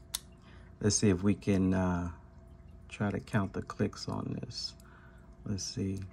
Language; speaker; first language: English; native; English